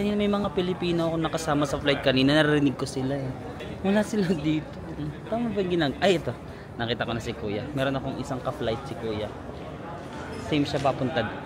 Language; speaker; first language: Filipino; non-native, local second language; Waray